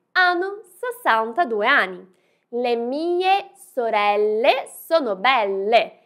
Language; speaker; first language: Italian; non-native, fluent; Portuguese